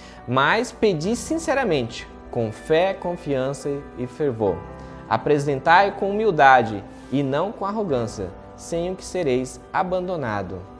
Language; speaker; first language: Portuguese; native; Portuguese